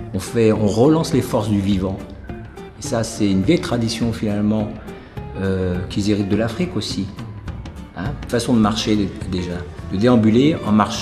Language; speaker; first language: French; native; French